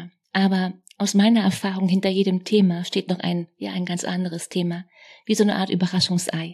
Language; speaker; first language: German; native; German